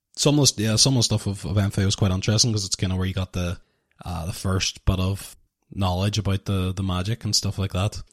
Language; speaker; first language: English; native; English